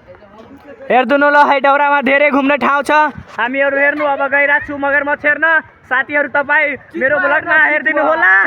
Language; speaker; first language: Nepali; non-native, local second language; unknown